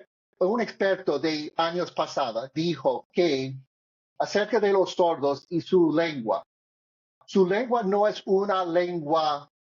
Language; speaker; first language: Spanish; non-native, learner; English